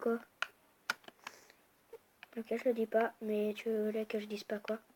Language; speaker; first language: French; native; French